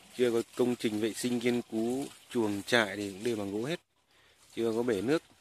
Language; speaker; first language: Vietnamese; non-native, local second language; Tày